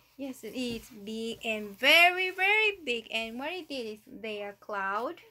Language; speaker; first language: English; non-native, learner; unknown